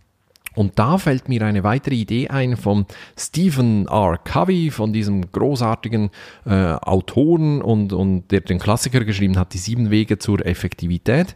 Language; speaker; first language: German; native; German